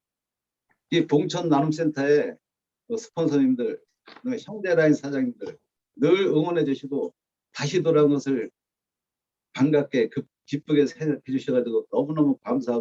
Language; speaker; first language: Korean; native; Korean